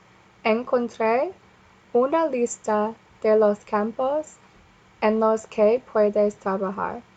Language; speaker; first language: Spanish; non-native, learner; English